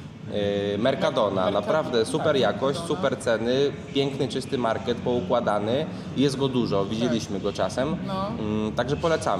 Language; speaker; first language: Polish; native; Polish